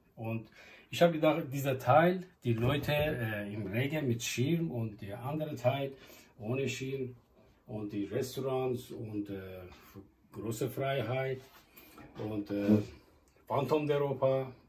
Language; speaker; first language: German; non-native, learner; Persian